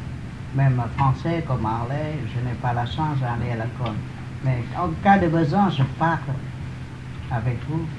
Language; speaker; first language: French; non-native, learner; Vietnamese